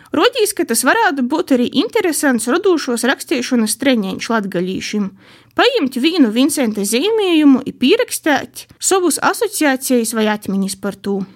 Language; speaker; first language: Latvian; native; Latvian